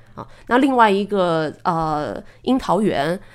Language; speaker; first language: Chinese; native; Chinese